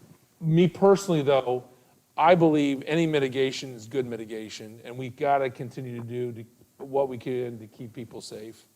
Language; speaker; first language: English; native; English